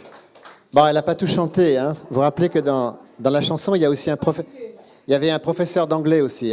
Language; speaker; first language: French; native; French